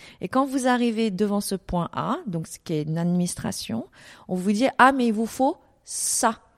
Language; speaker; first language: French; early bilingual, other home language; Vietnamese